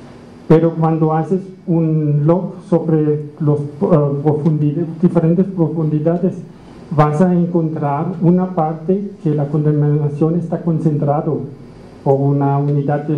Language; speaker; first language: Spanish; non-native, learner; German